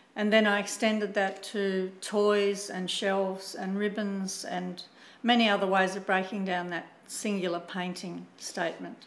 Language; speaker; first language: English; native; English